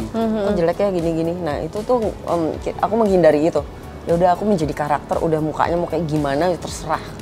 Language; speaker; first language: Indonesian; non-native, local second language; Javanese